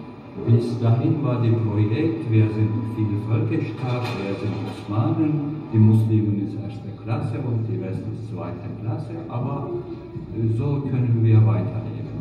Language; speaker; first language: German; non-native, fluent; Turkish